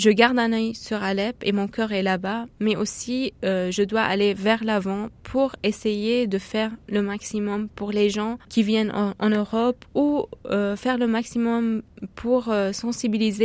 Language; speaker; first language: French; non-native, fluent; Arabic